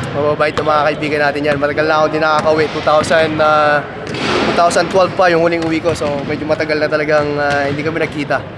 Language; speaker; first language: Filipino; native; Filipino